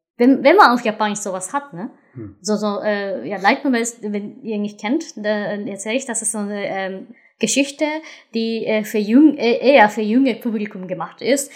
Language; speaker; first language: German; non-native, fluent; Japanese